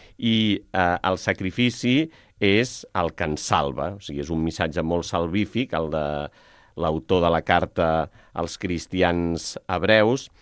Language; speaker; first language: Catalan; native; Catalan